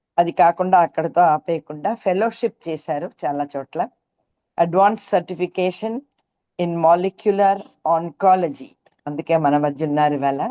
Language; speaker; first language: Telugu; native; Telugu